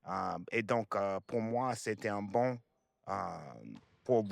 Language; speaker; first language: French; non-native, fluent; English